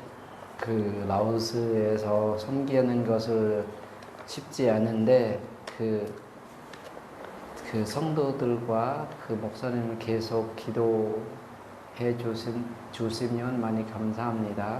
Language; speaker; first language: Korean; non-native, learner; Lao